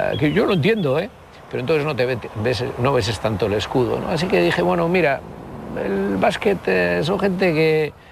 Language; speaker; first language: Spanish; native; Spanish